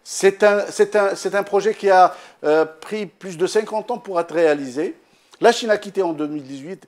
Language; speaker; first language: French; non-native, local second language; Arabic